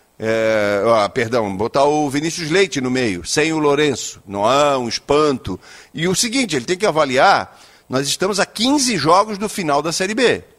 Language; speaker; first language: Portuguese; native; Portuguese